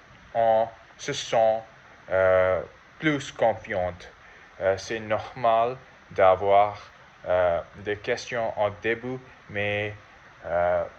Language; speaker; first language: French; non-native, learner; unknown